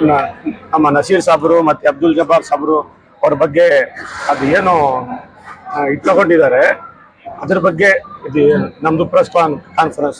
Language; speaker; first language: Kannada; non-native, local second language; Urdu